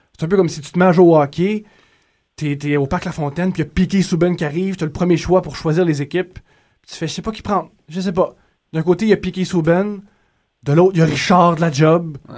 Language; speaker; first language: French; native; French